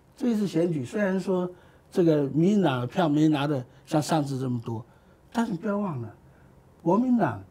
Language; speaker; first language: Chinese; native; Chinese